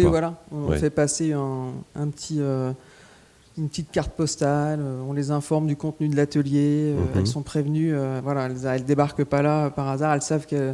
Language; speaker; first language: French; native; French